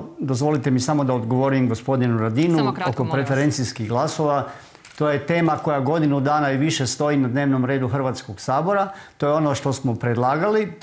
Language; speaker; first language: Croatian; native; Croatian